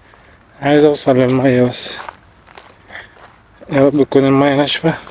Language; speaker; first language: Arabic; native; Arabic